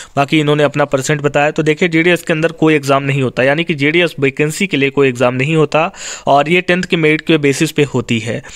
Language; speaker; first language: Hindi; native; Hindi